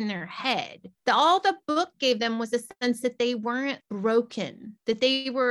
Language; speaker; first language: English; native; English